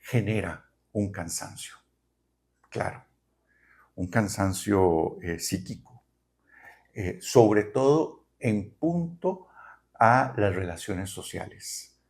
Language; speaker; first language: Spanish; native; Spanish